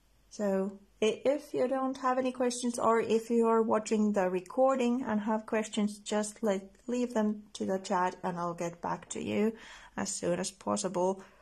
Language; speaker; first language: English; non-native, fluent; Finnish